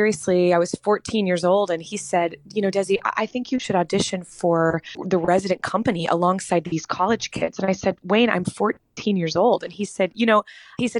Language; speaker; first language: English; native; English